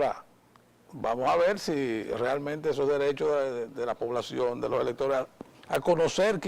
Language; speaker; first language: Spanish; native; Spanish